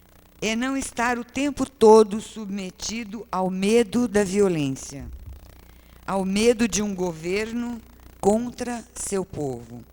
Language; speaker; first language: Portuguese; native; Portuguese